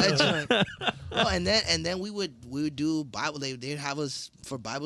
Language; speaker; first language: English; native; English